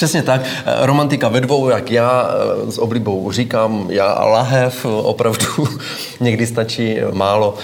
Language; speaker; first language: Czech; native; Czech